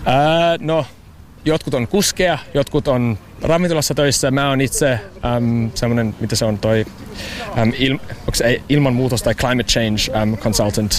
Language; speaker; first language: Finnish; non-native, learner; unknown